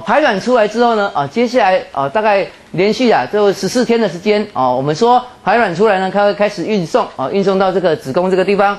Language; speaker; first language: Chinese; native; Chinese